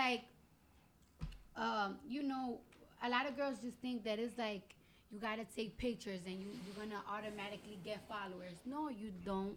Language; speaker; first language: English; early bilingual, other home language; Spanish